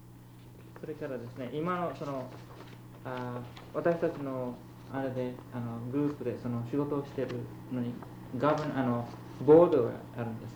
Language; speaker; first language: Japanese; early bilingual, heritage; Japanese